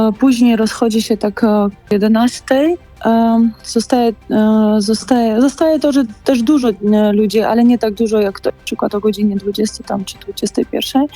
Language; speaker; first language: Polish; non-native, fluent; Georgian